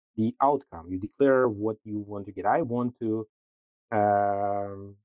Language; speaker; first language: English; non-native, fluent; Russian